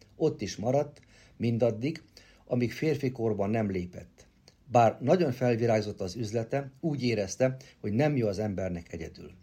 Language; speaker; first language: Hungarian; native; Hungarian